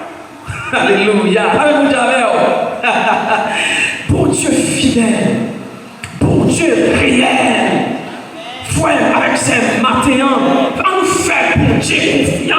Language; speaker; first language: French; non-native, local second language; Haitian Creole